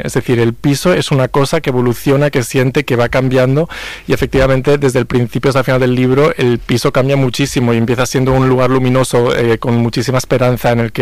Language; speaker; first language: Spanish; native; Spanish